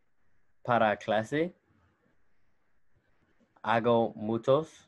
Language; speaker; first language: Spanish; non-native, learner; English